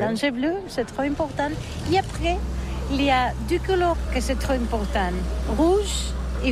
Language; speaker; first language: French; non-native, learner; Catalan